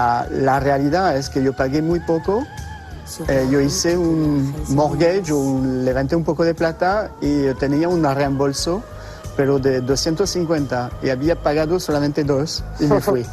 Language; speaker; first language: Spanish; non-native, fluent; French